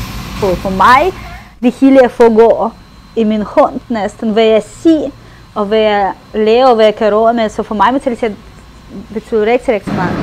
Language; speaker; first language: Danish; non-native, fluent; Russian